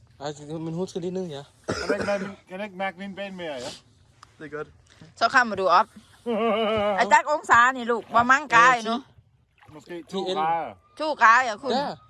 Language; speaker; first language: Danish; non-native, learner; Thai